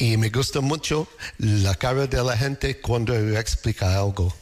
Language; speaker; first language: Spanish; non-native, learner; English